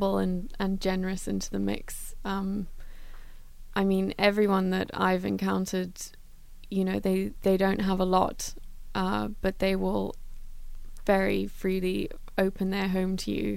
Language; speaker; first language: English; native; English